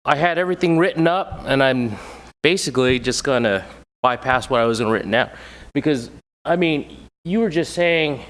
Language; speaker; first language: English; native; English